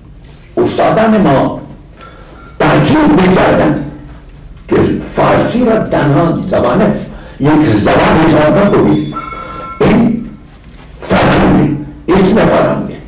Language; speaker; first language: Persian; non-native, fluent; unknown